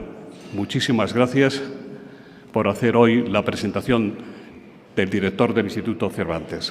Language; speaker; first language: Spanish; native; Spanish